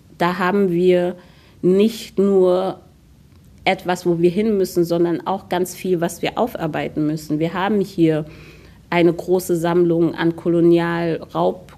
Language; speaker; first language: German; early bilingual, other home language; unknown